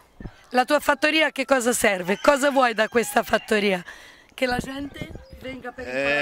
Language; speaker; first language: Italian; native; Italian